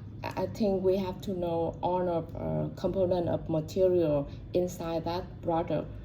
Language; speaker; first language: English; non-native, learner; Vietnamese